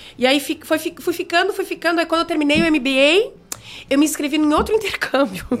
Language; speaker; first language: Portuguese; native; Portuguese